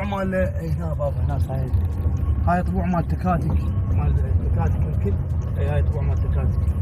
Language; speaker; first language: Arabic; native; Arabic